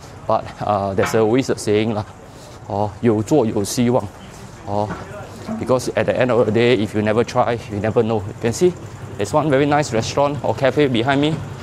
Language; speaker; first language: English; non-native, local second language; Chinese